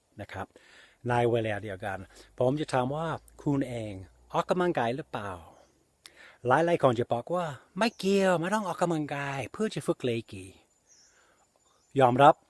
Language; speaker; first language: Thai; non-native, fluent; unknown